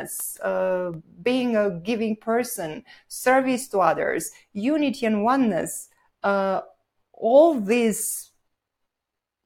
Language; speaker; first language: English; non-native, fluent; Romanian